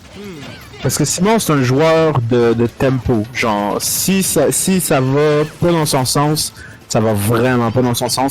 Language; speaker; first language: French; native; French